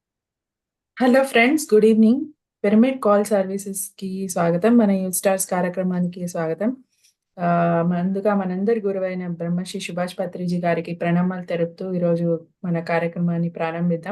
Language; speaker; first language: Telugu; native; Telugu